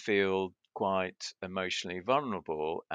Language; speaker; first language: English; early bilingual, other home language; Spanish